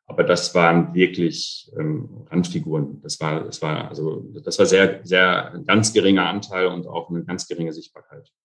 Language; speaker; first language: German; early bilingual, other home language; Arabic